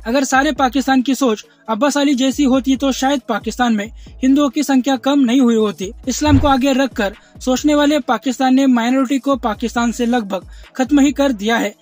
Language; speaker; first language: Hindi; native; Hindi